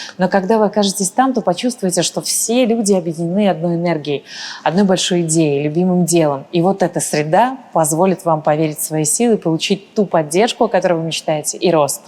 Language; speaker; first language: Russian; early bilingual, other home language; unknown